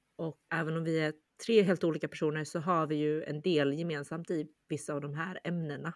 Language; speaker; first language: Swedish; early bilingual, other home language; Chinese